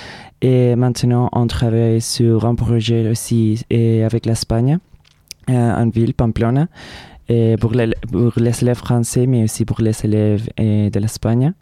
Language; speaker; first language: French; non-native, learner; Spanish